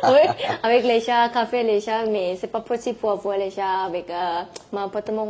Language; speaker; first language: French; non-native, learner; Thai